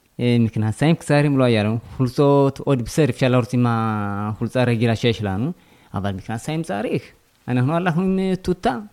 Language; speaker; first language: Hebrew; non-native, fluent; Amharic